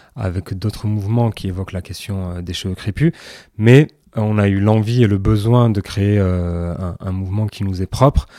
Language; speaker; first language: French; native; French